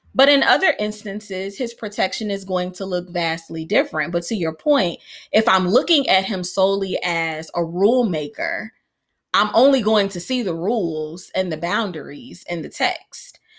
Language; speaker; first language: English; native; English